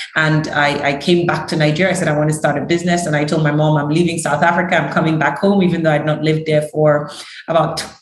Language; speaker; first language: English; early bilingual, other home language; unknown